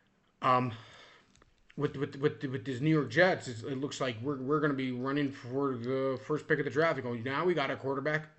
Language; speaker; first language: English; native; English